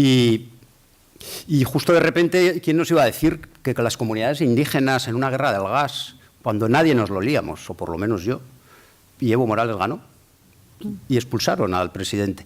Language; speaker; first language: Spanish; native; Spanish